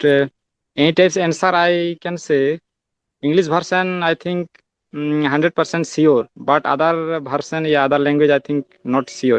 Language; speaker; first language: English; non-native, learner; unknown